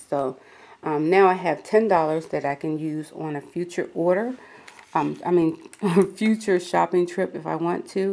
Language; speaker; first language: English; native; English